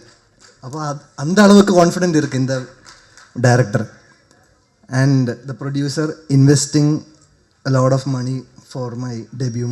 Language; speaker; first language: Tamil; non-native, learner; Malayalam